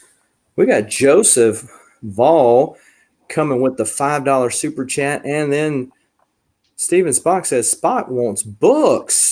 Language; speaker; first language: English; native; English